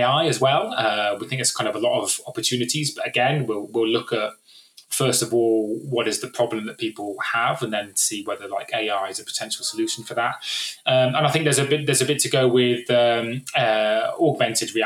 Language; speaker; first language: English; native; English